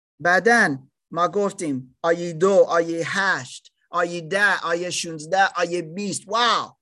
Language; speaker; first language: Persian; non-native, learner; German